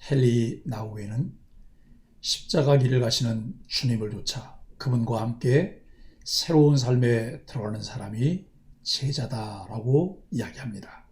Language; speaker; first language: Korean; native; Korean